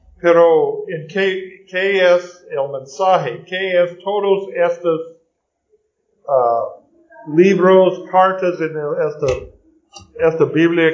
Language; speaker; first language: Spanish; non-native, learner; English